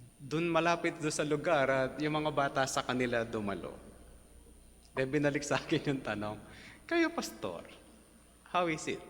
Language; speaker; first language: Filipino; native; Filipino